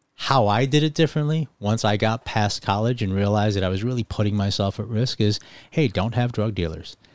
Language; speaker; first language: English; native; English